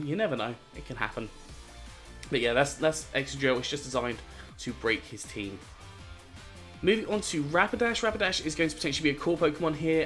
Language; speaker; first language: English; native; English